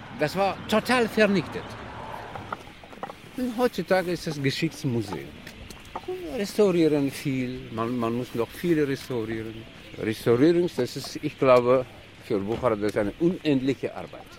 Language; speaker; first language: German; non-native, learner; Tajik